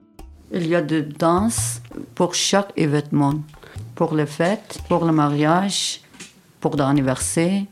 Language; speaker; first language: French; non-native, learner; Kurdish